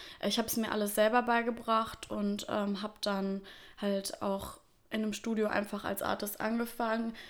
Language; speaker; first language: German; early bilingual, other home language; Russian